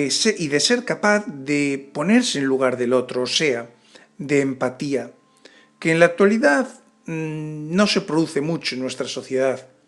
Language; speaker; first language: Spanish; native; Spanish